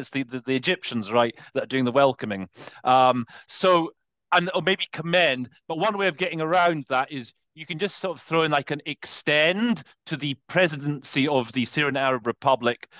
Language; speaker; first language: English; native; English